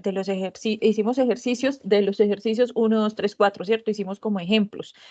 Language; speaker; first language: Spanish; native; Spanish